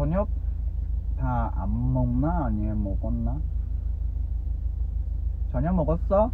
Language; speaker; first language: Korean; non-native, fluent; Vietnamese